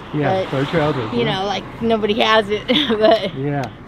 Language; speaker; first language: English; native; English